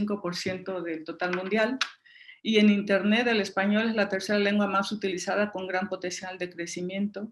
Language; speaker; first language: Spanish; native; Spanish